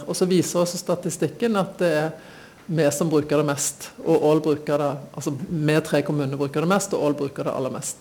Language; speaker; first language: Norwegian; native; Norwegian